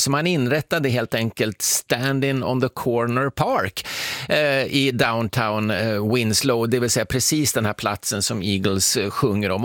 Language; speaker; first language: Swedish; native; Swedish